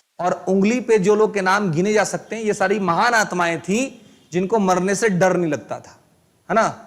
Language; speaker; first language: Hindi; native; Hindi